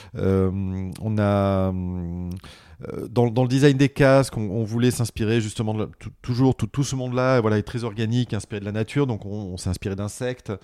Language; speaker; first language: French; native; French